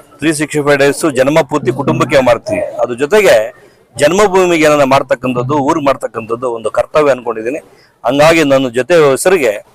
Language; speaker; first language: Kannada; native; Kannada